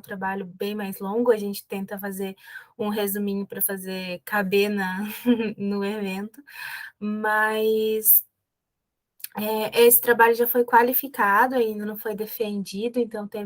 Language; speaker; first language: Portuguese; native; Portuguese